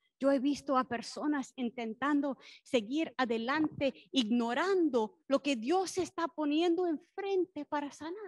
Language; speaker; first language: Spanish; non-native, fluent; English